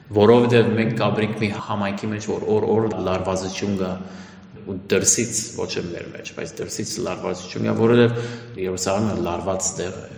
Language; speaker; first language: Armenian; early bilingual, heritage; Armenian